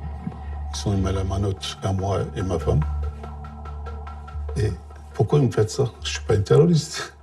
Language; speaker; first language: French; non-native, learner; Turkish